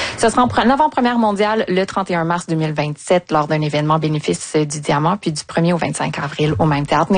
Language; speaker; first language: French; native; French